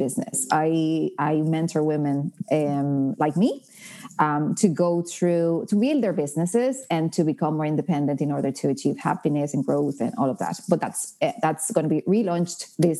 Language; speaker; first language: English; non-native, fluent; Spanish